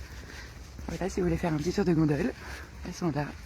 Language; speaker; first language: French; native; French